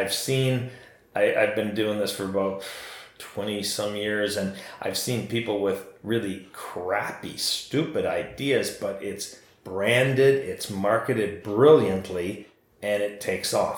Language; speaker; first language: English; native; English